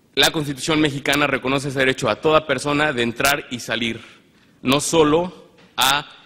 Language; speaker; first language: Spanish; native; Spanish